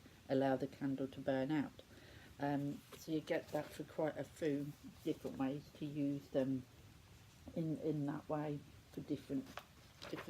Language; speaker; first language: English; native; English